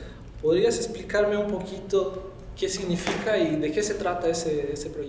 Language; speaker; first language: Spanish; non-native, fluent; Portuguese